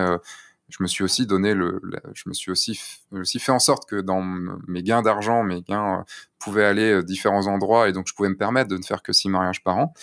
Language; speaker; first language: French; native; French